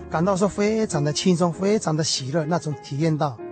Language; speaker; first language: Chinese; native; Chinese